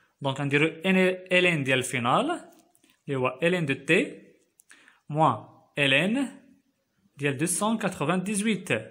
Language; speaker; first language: French; non-native, local second language; Arabic